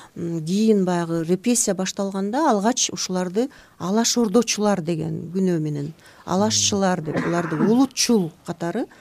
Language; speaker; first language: Kyrgyz; native; Kyrgyz